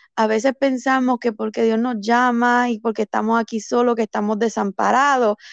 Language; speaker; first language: Spanish; early bilingual, heritage; Spanish